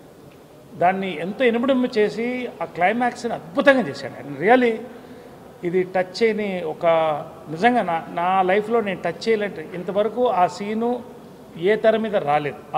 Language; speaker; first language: Telugu; native; Telugu